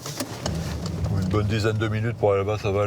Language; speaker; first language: French; native; French